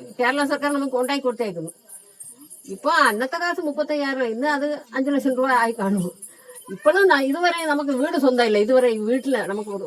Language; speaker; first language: Malayalam; early bilingual, other home language; Tamil